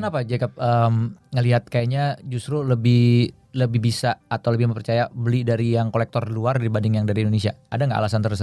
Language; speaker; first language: Indonesian; native; Indonesian